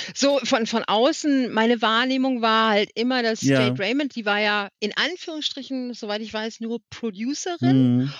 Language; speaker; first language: German; native; German